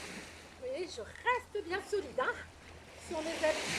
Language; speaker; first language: French; native; French